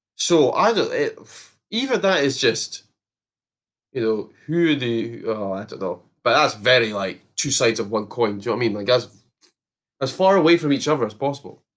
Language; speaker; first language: English; native; English